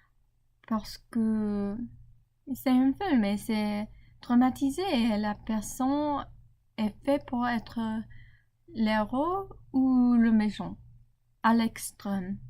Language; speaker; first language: French; non-native, learner; English